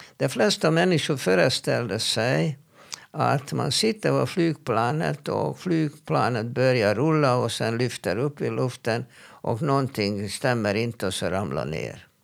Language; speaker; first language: Swedish; non-native, fluent; Hebrew